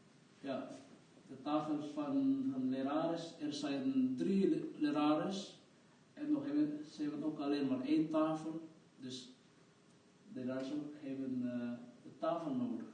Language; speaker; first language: Dutch; non-native, fluent; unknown